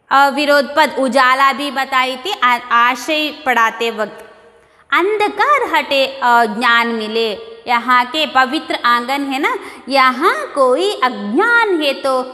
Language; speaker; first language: Hindi; non-native, local second language; Kannada